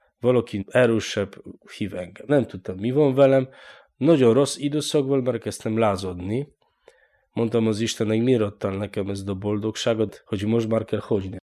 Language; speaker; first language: Hungarian; non-native, learner; Polish